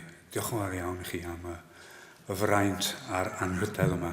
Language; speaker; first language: Welsh; non-native, fluent; English